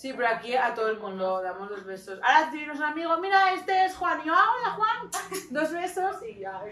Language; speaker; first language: Spanish; native; Spanish